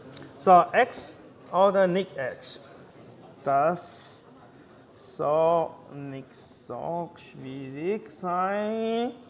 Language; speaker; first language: German; non-native, fluent; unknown